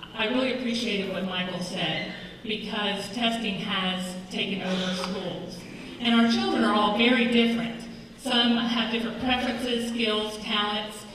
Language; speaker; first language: English; native; English